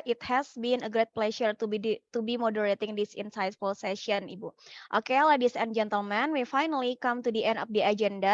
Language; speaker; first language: English; non-native, fluent; Indonesian